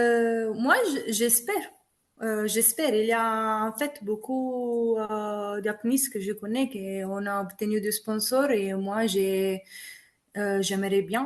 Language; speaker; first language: French; non-native, fluent; Italian